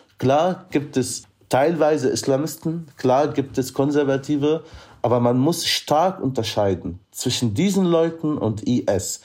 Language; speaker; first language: German; non-native, fluent; Arabic